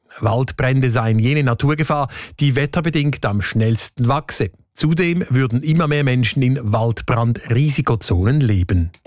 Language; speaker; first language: German; native; German